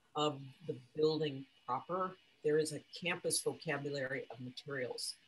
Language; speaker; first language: English; native; English